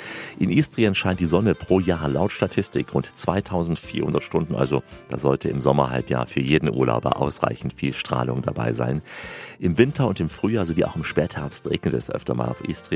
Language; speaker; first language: German; native; German